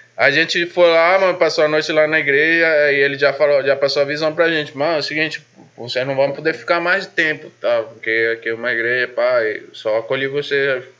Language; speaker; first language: Portuguese; non-native, fluent; Spanish